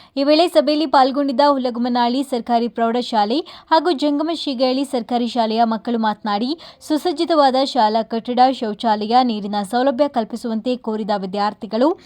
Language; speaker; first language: Kannada; native; Kannada